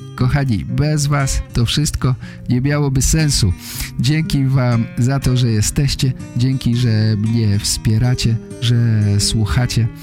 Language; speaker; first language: Polish; native; Polish